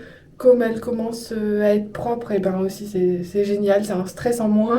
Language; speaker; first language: French; native; French